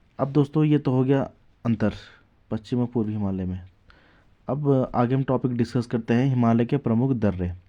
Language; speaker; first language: Hindi; native; Hindi